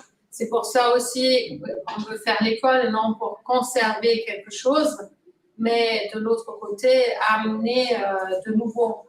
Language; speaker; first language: French; non-native, fluent; Italian